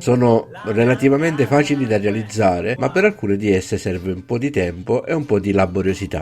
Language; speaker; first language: Italian; native; Italian